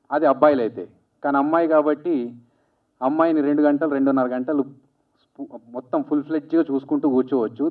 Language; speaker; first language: Telugu; native; Telugu